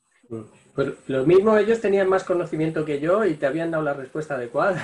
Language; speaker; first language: Spanish; native; Spanish